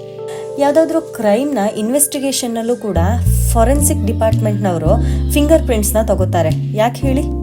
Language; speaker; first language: Kannada; native; Kannada